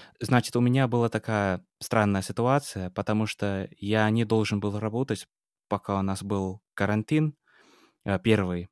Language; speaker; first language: Russian; non-native, fluent; English